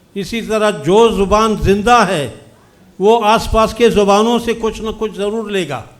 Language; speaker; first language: Urdu; non-native, local second language; Brahui